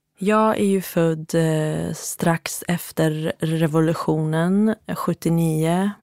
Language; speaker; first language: Swedish; early bilingual, other home language; Central Kurdish